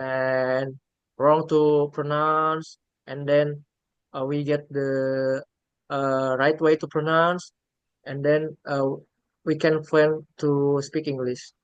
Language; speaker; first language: English; non-native, learner; Indonesian